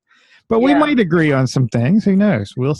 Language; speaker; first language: English; native; English